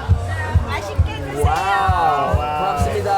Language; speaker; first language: Korean; non-native, fluent; English